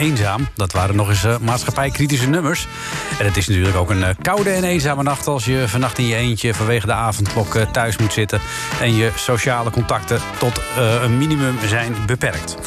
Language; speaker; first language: Dutch; native; Dutch